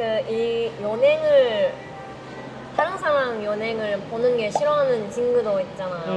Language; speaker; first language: Korean; non-native, fluent; Japanese